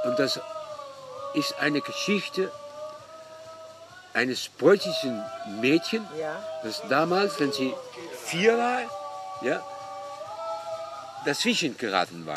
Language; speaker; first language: German; non-native, fluent; Dutch